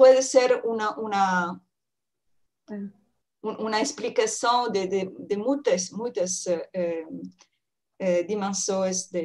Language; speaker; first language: Portuguese; non-native, learner; French